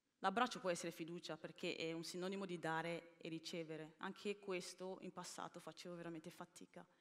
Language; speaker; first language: Italian; early bilingual, other home language; Bini